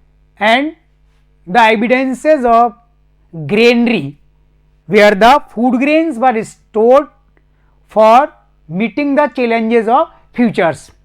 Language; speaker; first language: English; non-native, local second language; Hindi